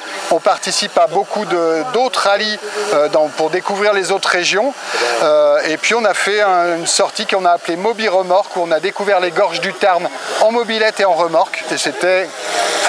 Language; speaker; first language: French; native; French